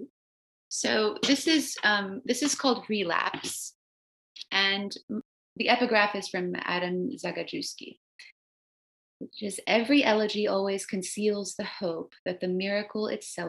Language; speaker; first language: English; early bilingual, other home language; Romanian